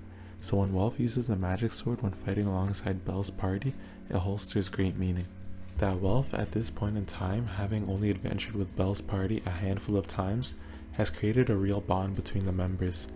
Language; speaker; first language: English; native; English